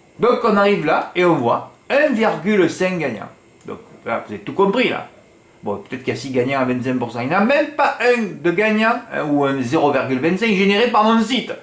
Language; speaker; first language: French; native; French